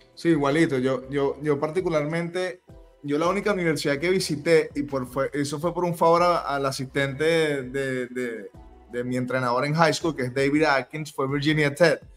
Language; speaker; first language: Spanish; native; Spanish